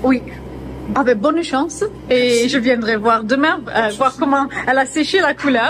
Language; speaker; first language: French; non-native, fluent; English